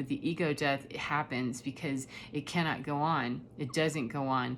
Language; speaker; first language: English; native; English